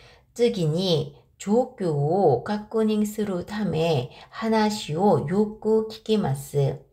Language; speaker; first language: Japanese; non-native, fluent; Korean